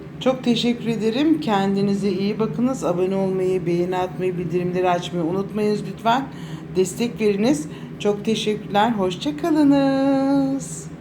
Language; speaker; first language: Turkish; native; Turkish